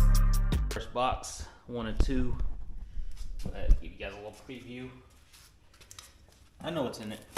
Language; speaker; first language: English; native; English